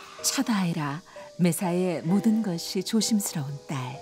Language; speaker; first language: Korean; native; Korean